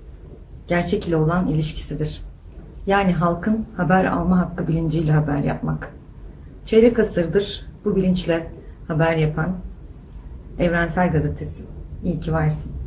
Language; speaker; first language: Turkish; native; Turkish